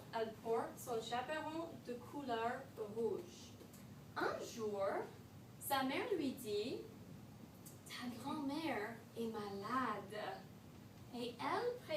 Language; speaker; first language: French; non-native, fluent; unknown